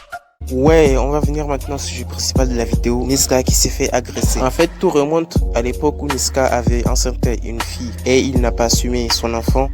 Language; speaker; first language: French; native; French